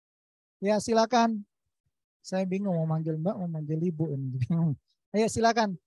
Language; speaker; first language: Indonesian; native; Indonesian